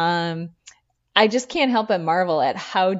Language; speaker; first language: English; native; English